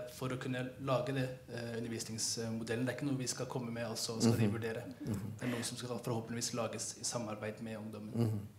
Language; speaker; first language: Norwegian; early bilingual, other home language; Somali